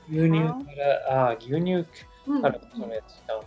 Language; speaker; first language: Japanese; non-native, learner; English